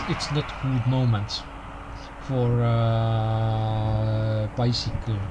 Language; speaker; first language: English; non-native, learner; Estonian